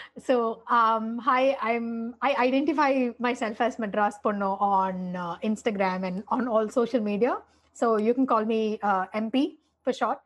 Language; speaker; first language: English; non-native, local second language; Tamil